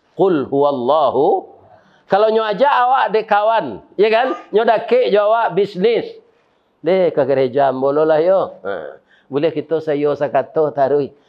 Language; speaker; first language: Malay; non-native, local second language; Minangkabau